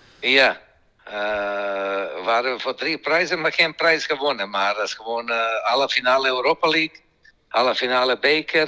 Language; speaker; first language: Dutch; non-native, fluent; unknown